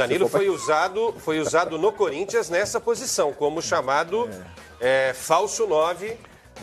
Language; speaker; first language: Portuguese; native; Portuguese